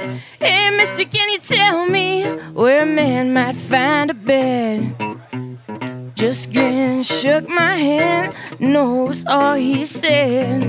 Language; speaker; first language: English; native; English